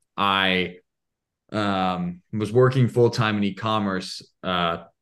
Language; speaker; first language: English; native; English